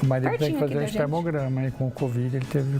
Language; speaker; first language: Portuguese; native; Portuguese